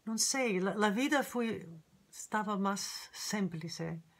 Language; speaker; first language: Spanish; non-native, learner; English